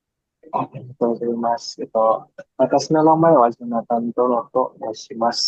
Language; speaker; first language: Japanese; non-native, learner; Indonesian